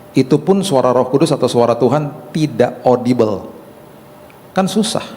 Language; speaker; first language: Indonesian; native; Indonesian